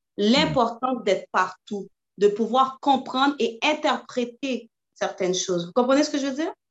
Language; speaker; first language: French; early bilingual, other home language; Haitian Creole